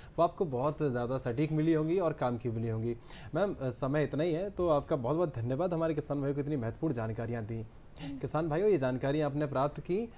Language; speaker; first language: Hindi; native; Hindi